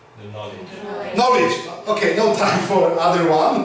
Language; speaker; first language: English; non-native, learner; Hungarian